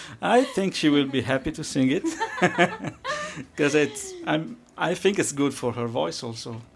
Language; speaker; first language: English; non-native, fluent; Italian